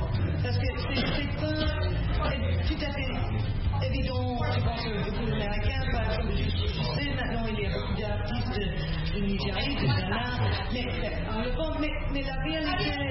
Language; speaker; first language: French; non-native, fluent; English